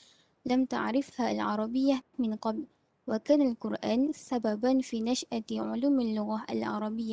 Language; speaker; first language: Arabic; non-native, learner; Malay